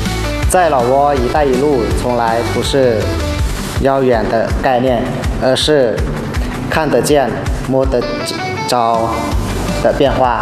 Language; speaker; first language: Chinese; non-native, fluent; Lao